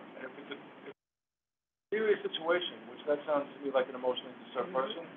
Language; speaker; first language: English; native; English